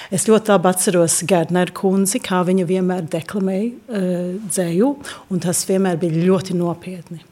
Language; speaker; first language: Latvian; early bilingual, heritage; Latvian